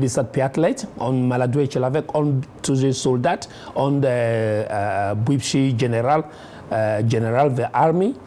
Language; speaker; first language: Russian; non-native, learner; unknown